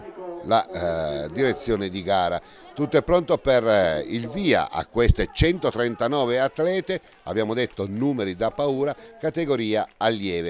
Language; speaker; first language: Italian; native; Italian